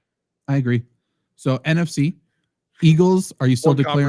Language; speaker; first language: English; native; English